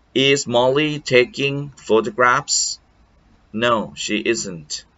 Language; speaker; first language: English; non-native, fluent; Thai